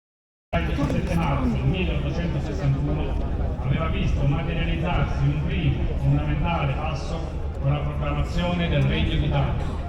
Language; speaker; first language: Italian; native; Italian